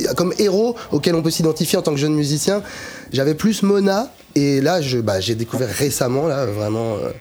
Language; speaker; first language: French; native; French